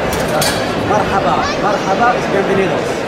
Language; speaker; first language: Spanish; non-native, learner; Arabic